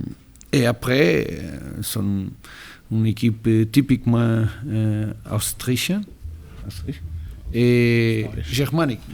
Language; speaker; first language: French; non-native, learner; Portuguese